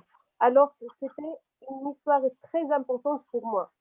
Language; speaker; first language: French; non-native, local second language; Arabic